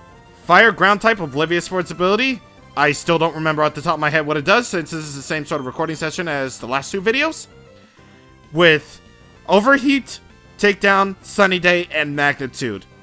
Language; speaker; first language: English; native; English